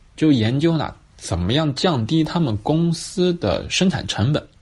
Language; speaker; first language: Chinese; native; Chinese